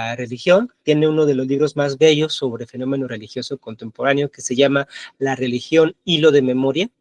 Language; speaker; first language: Spanish; native; Spanish